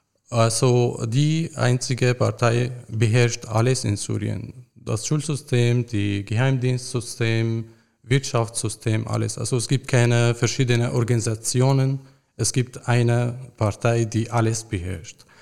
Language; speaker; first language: German; non-native, fluent; Arabic